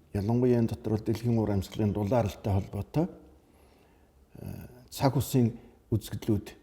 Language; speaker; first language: Mongolian; native; Mongolian